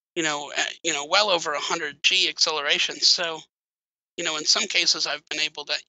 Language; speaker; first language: English; native; English